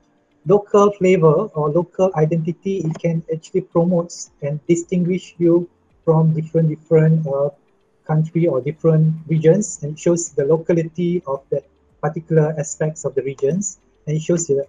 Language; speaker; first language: English; non-native, local second language; Malay